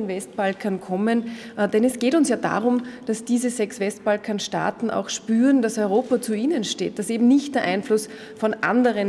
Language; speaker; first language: German; native; German